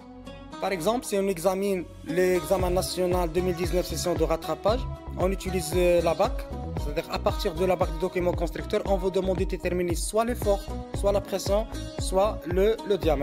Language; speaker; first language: French; non-native, local second language; Arabic